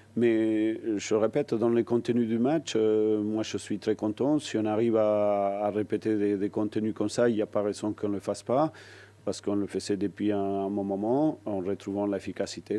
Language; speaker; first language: French; non-native, fluent; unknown